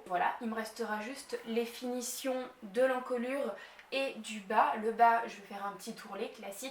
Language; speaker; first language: French; native; French